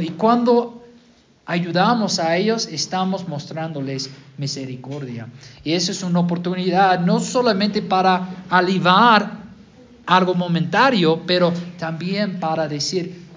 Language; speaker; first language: Spanish; non-native, fluent; English